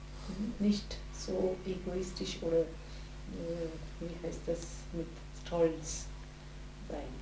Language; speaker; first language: German; non-native, fluent; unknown